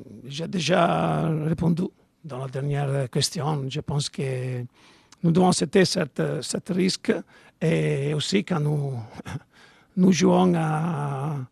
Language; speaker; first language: French; non-native, learner; Italian